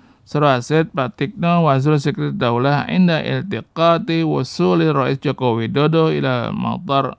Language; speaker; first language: Arabic; non-native, fluent; Indonesian